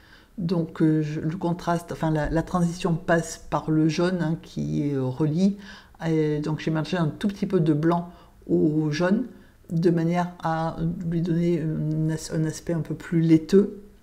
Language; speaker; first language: French; native; French